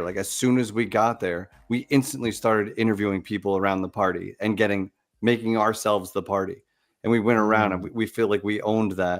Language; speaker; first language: English; native; English